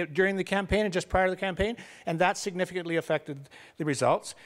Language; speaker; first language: English; native; English